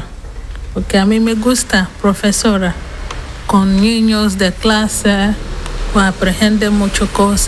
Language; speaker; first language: Spanish; non-native, learner; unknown